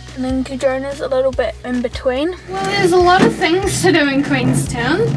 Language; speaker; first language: English; native; English